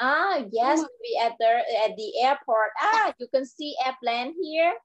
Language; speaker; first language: English; non-native, learner; Vietnamese